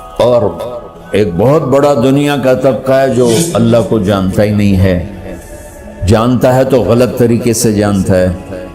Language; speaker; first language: Urdu; non-native, local second language; Punjabi